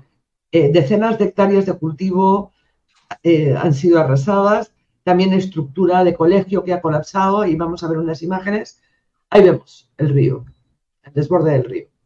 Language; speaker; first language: Spanish; native; Spanish